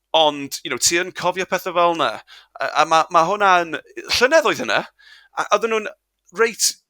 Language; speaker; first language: Welsh; non-native, local second language; English